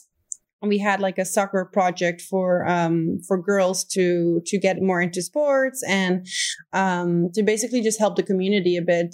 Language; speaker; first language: English; non-native, fluent; Dutch